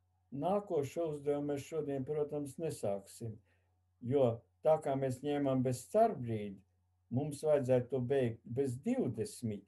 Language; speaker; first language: Latvian; native; Latvian